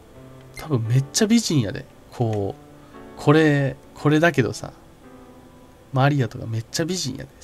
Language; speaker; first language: Japanese; native; Japanese